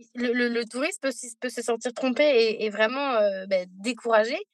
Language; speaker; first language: French; native; French